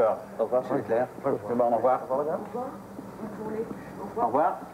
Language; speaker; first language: French; native; French